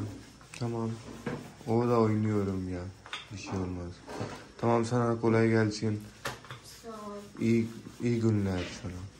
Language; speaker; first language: Turkish; non-native, learner; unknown